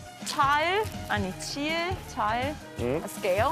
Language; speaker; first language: Korean; non-native, learner; German